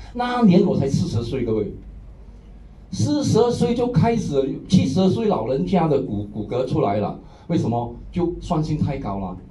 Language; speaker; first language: Chinese; non-native, local second language; Hakka Chinese